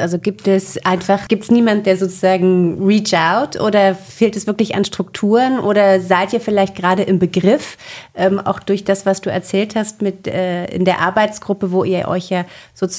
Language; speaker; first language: German; native; German